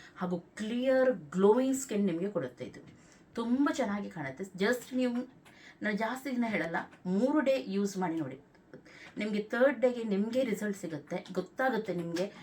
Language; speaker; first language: Kannada; non-native, local second language; Konkani